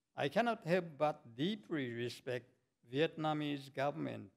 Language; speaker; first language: English; non-native, fluent; Japanese